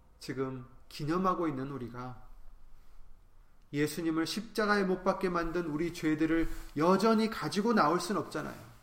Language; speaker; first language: Korean; native; Korean